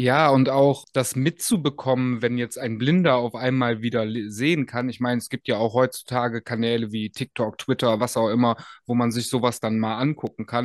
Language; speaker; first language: German; native; German